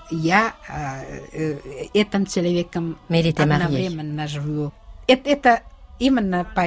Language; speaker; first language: Russian; non-native, local second language; Uzbek